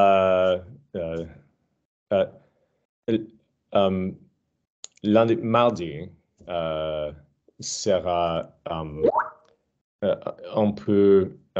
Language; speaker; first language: French; non-native, learner; English